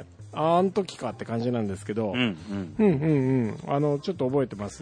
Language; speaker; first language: Japanese; native; Japanese